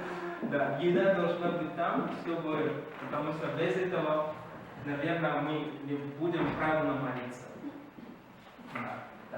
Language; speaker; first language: Russian; non-native, learner; Bambara